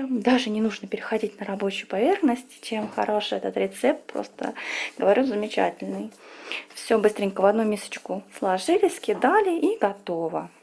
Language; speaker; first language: Russian; native; Russian